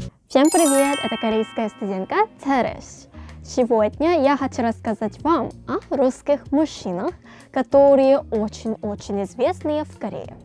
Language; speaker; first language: Russian; non-native, fluent; Korean